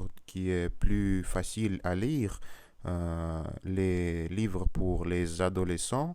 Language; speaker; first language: French; non-native, learner; Russian